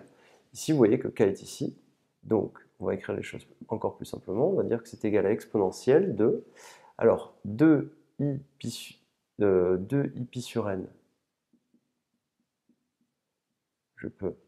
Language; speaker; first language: French; native; French